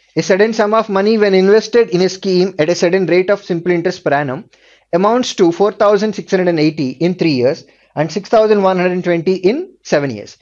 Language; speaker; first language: English; non-native, local second language; Telugu